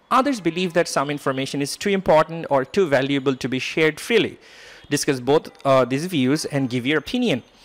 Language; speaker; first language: English; non-native, local second language; Bangla